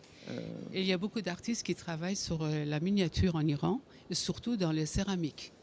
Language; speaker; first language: French; non-native, fluent; Persian